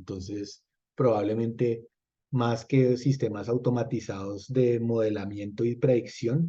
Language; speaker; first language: Spanish; native; Spanish